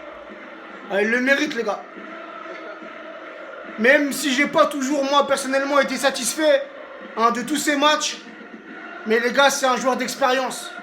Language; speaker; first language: French; native; French